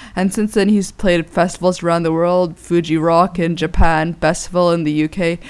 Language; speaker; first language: English; non-native, local second language; Cantonese